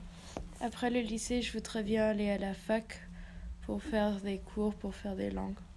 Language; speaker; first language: French; non-native, learner; English